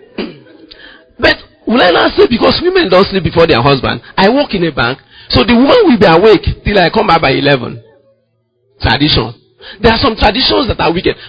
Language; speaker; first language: English; non-native, local second language; Igbo